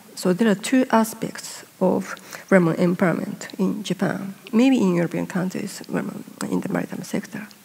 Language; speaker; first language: English; non-native, fluent; Japanese